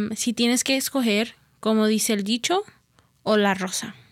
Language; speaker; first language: Spanish; early bilingual, heritage; Spanish